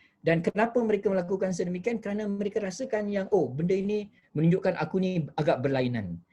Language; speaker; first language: Malay; native; Malay